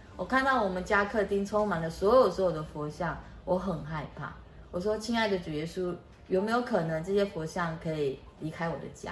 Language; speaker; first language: Chinese; native; Chinese